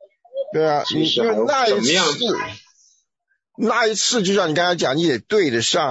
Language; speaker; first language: Chinese; native; Chinese